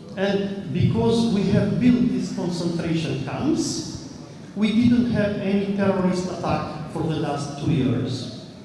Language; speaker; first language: English; non-native, fluent; Albanian